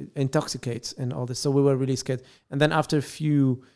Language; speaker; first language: English; non-native, fluent; Arabic